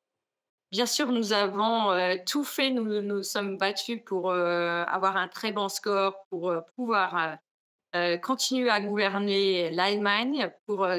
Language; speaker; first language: French; non-native, fluent; German